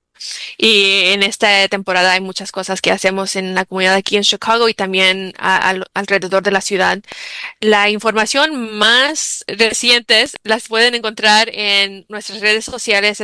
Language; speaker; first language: Spanish; early bilingual, heritage; English